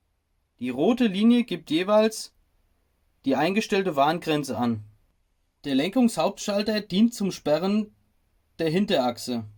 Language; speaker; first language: German; native; German